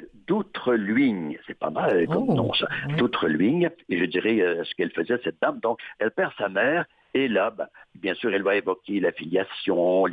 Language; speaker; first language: French; native; French